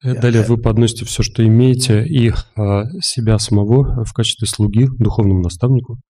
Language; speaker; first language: Russian; native; Russian